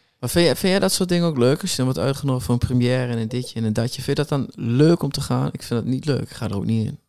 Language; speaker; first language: Dutch; native; Dutch